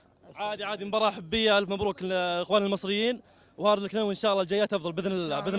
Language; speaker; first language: Arabic; native; Arabic